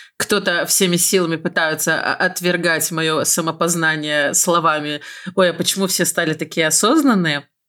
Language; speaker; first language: Russian; native; Russian